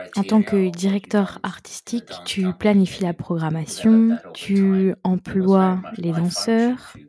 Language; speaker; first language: French; non-native, fluent; Swedish